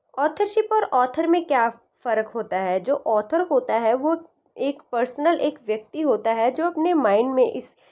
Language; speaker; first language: Hindi; native; Hindi